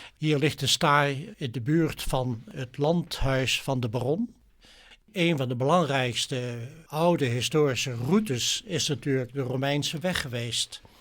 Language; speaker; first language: Dutch; native; Dutch